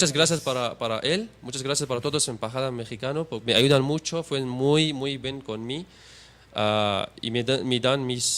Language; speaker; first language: Spanish; non-native, learner; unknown